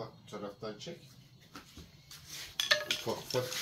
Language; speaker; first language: Turkish; native; Turkish